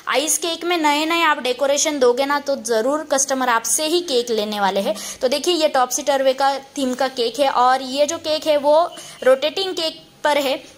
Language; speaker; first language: Hindi; non-native, local second language; Marathi